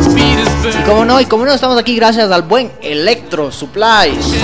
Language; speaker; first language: Spanish; native; Spanish